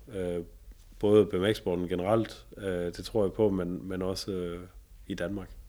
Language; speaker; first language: Danish; native; Danish